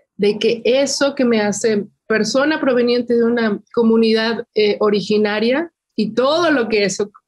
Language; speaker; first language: Spanish; native; Spanish